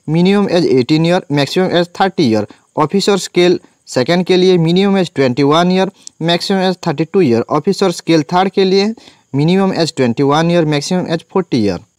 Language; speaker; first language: Hindi; non-native, local second language; Bangla